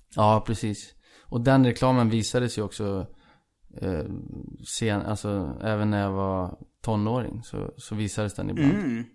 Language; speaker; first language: Swedish; early bilingual, other home language; Icelandic